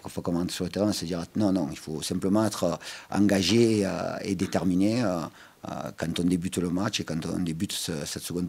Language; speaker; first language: French; native; French